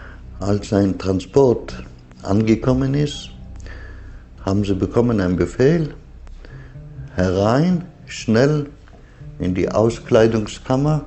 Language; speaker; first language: German; non-native, learner; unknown